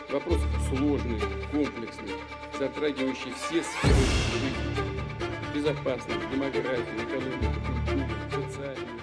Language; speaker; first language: Russian; native; Russian